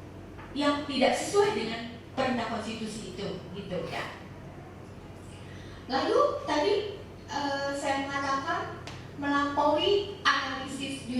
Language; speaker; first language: Indonesian; native; Indonesian